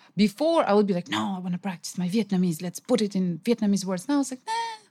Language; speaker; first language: English; non-native, fluent; Russian